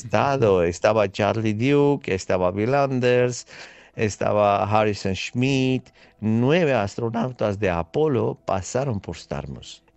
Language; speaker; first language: Spanish; non-native, fluent; Armenian